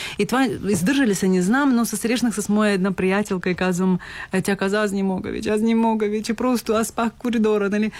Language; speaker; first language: Bulgarian; early bilingual, heritage; Bulgarian